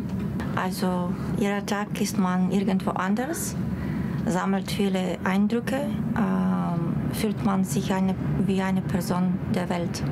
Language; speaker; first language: German; non-native, fluent; Bulgarian